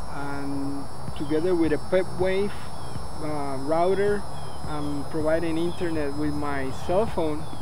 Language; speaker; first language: English; non-native, local second language; Spanish